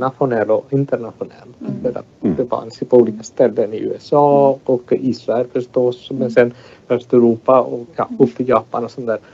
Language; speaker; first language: Swedish; non-native, fluent; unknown